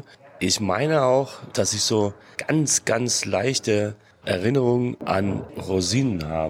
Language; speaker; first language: German; native; German